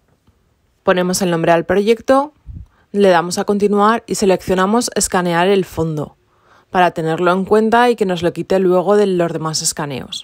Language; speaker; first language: Spanish; native; Spanish